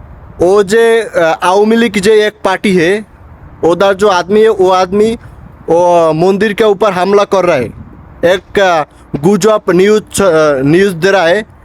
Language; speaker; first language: Hindi; non-native, learner; Bangla